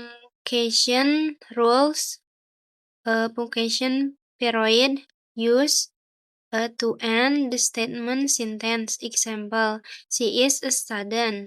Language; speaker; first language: English; non-native, learner; Indonesian